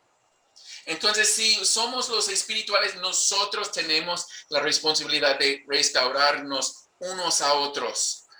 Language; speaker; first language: Spanish; non-native, fluent; English